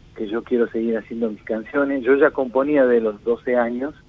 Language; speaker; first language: Spanish; native; Spanish